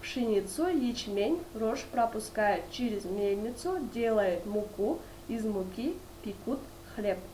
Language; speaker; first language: Russian; non-native, local second language; Kyrgyz